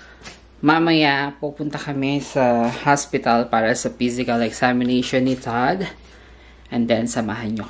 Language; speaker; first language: Filipino; native; Filipino